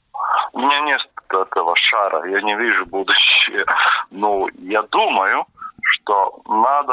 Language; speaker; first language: Russian; non-native, local second language; Latvian